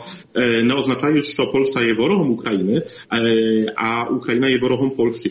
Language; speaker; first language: Polish; non-native, learner; Ukrainian